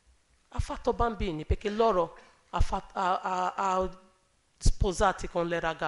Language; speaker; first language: Italian; non-native, learner; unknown